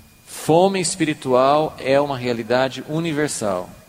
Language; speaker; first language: Portuguese; native; Portuguese